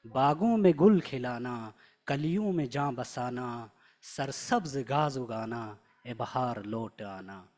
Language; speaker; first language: Hindi; non-native, local second language; Shina